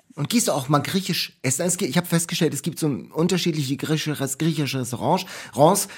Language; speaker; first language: German; native; German